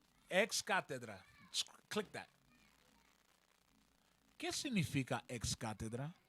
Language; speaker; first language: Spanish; early bilingual, heritage; Spanish